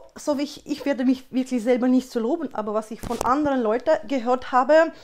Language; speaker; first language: German; non-native, fluent; Russian